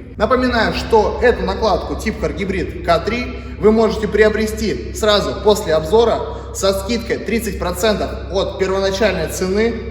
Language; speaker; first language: Russian; native; Russian